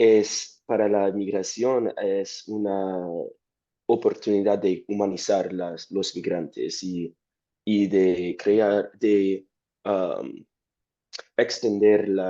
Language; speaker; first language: Spanish; non-native, fluent; English